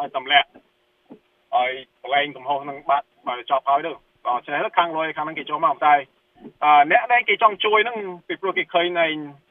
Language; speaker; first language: Khmer; early bilingual, heritage; Khmer